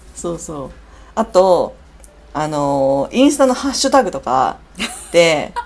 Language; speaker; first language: Japanese; native; Japanese